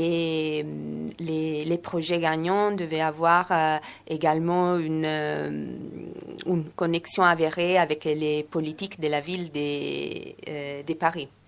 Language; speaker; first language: French; non-native, fluent; Italian